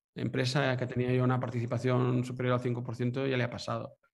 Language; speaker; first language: Spanish; native; Spanish